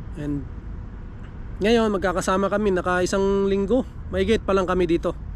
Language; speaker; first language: Filipino; native; Filipino